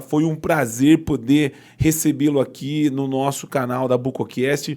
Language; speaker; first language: Portuguese; native; Portuguese